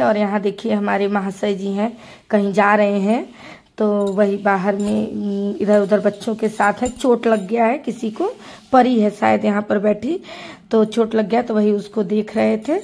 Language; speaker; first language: Hindi; native; Hindi